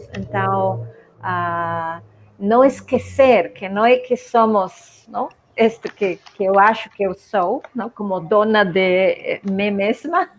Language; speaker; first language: Portuguese; non-native, fluent; Spanish